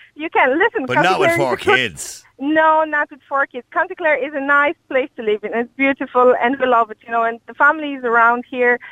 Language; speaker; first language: English; non-native, fluent; Polish